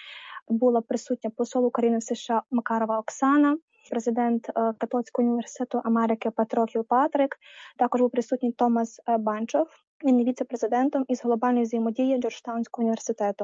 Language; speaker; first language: Ukrainian; native; Ukrainian